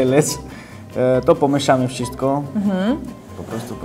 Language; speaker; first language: Polish; non-native, learner; Georgian